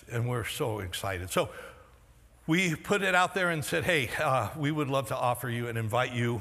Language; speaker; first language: English; native; English